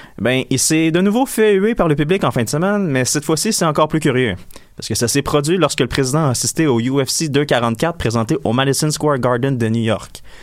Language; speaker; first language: French; native; French